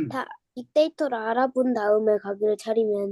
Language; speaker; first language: Korean; native; Korean